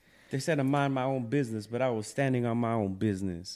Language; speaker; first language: English; early bilingual, other home language; Spanish